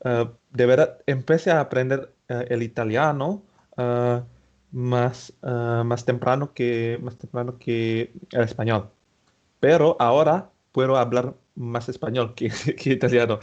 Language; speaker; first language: Spanish; non-native, fluent; Indonesian